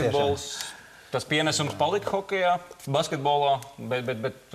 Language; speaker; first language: Latvian; native; Latvian